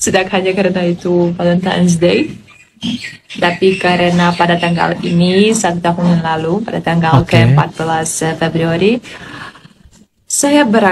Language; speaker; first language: Indonesian; non-native, fluent; Polish